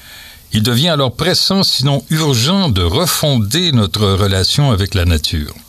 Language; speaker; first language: French; native; French